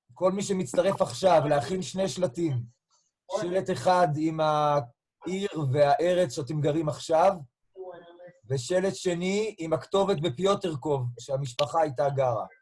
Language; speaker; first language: Hebrew; native; Hebrew